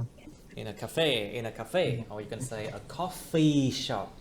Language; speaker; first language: English; non-native, fluent; Vietnamese